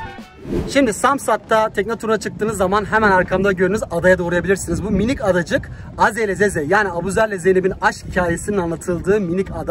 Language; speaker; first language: Turkish; native; Turkish